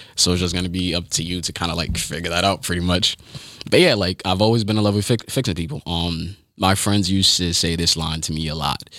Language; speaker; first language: English; early bilingual, other home language; Haitian Creole